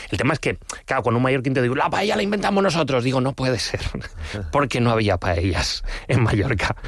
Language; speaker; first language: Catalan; non-native, local second language; Spanish